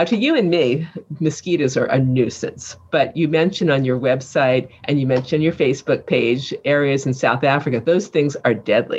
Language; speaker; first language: English; native; English